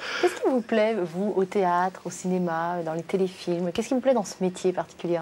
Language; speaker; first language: French; native; French